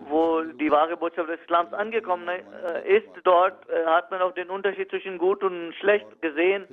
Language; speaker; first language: German; non-native, fluent; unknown